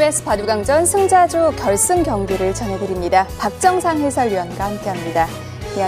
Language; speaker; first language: Korean; native; Korean